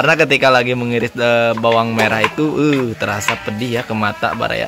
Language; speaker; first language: Indonesian; non-native, local second language; Sundanese